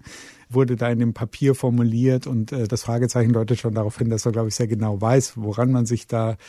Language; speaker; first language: German; native; German